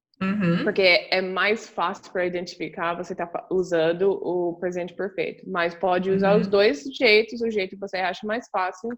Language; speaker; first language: Portuguese; non-native, fluent; English